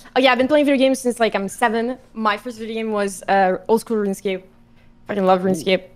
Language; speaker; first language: English; non-native, fluent; French